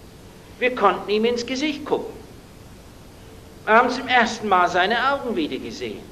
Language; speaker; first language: German; non-native, fluent; English